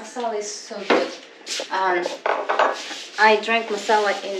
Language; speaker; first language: English; non-native, learner; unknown